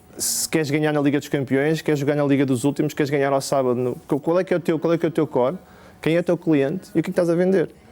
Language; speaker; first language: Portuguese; native; Portuguese